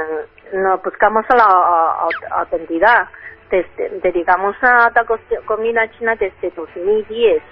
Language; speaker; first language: Spanish; non-native, fluent; Chinese